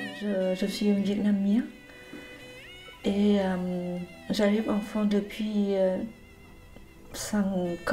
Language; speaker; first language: French; non-native, learner; Vietnamese